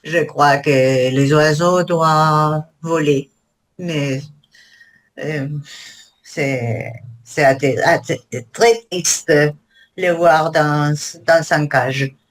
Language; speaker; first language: French; non-native, learner; Spanish